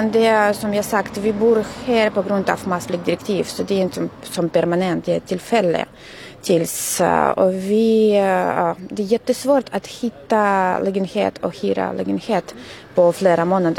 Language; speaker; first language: Swedish; non-native, fluent; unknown